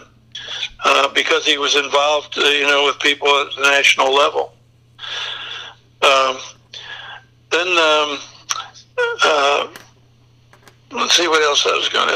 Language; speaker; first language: English; native; English